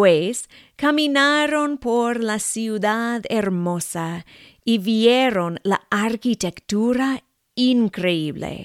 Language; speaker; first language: Spanish; non-native, fluent; English